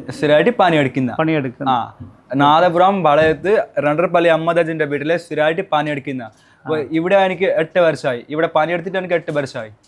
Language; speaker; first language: Malayalam; non-native, local second language; Bangla